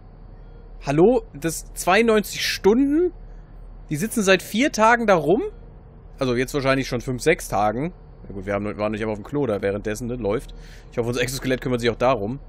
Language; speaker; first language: German; native; German